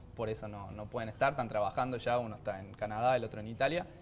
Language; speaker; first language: Spanish; native; Spanish